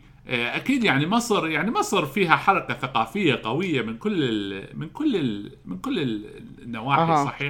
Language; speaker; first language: Arabic; native; Arabic